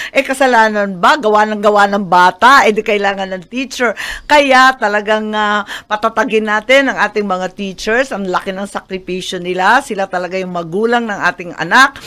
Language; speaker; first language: Filipino; native; Filipino